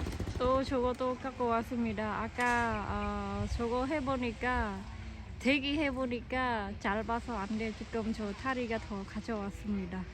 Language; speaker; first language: Korean; non-native, fluent; Khmer